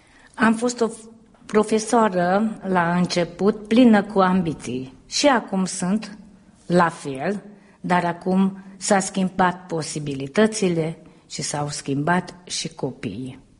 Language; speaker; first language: Romanian; early bilingual, heritage; Romanian